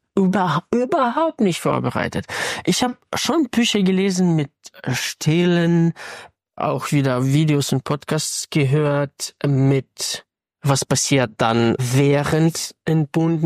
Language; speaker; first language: German; non-native, fluent; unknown